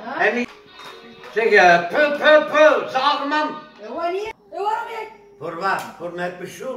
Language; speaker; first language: Dutch; non-native, learner; Arabic